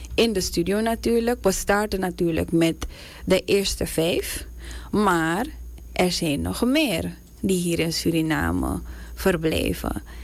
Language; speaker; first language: Dutch; native; Dutch